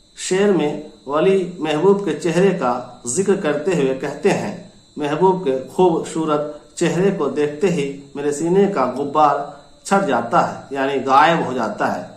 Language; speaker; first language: Urdu; native; Urdu